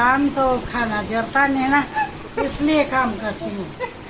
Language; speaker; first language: Hindi; non-native, local second language; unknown